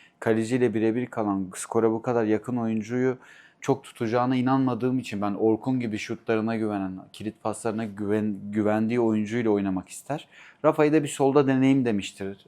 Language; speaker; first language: Turkish; native; Turkish